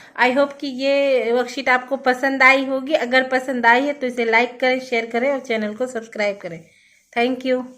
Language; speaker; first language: Hindi; native; Hindi